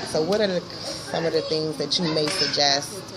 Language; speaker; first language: English; native; English